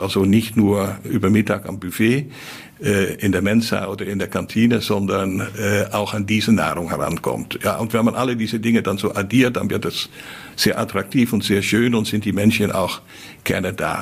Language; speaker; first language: German; non-native, fluent; Dutch